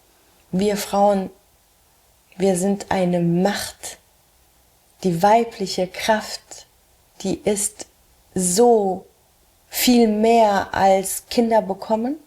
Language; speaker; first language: German; early bilingual, heritage; German